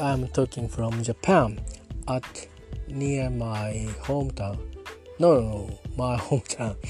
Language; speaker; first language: English; non-native, learner; Japanese